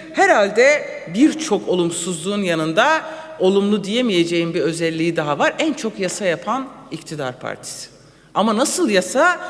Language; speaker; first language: Turkish; non-native, local second language; Kurdish